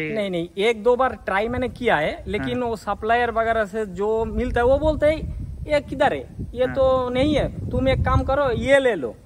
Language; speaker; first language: Hindi; non-native, local second language; Bangla